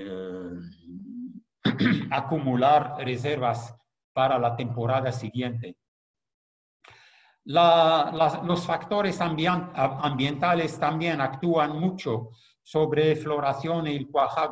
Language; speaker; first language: Spanish; non-native, fluent; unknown